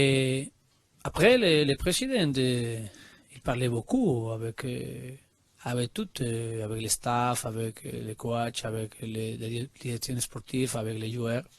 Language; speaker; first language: French; non-native, learner; Spanish